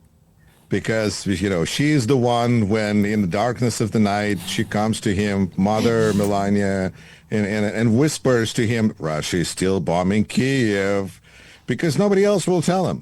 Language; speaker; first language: English; non-native, fluent; Russian